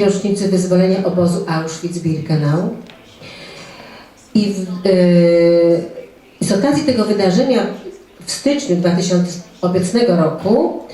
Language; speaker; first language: Polish; native; Polish